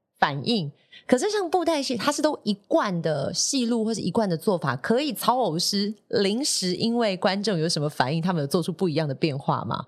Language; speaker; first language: Chinese; native; Chinese